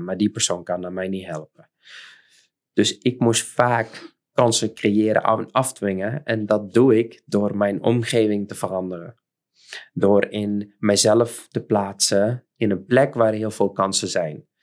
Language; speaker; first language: Dutch; non-native, fluent; Arabic